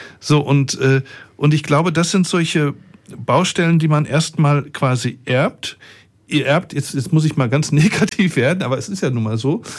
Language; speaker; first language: German; native; German